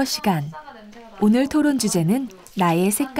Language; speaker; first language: Korean; native; Korean